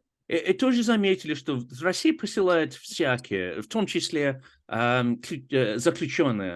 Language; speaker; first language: Russian; non-native, fluent; English